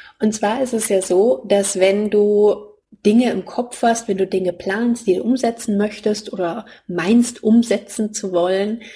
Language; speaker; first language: German; native; German